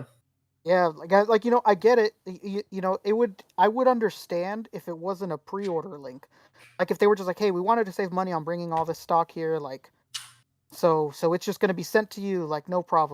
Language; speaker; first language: English; native; English